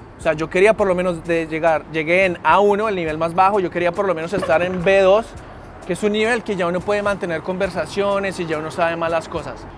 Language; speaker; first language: Spanish; native; Spanish